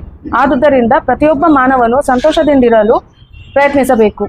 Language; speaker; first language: Kannada; native; Kannada